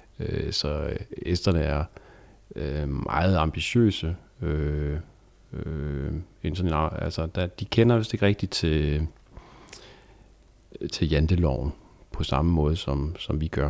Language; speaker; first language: Danish; native; Danish